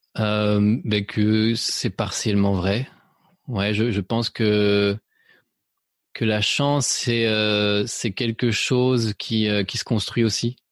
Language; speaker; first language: French; early bilingual, other home language; Spanish